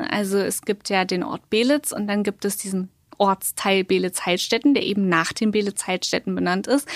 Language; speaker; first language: German; native; German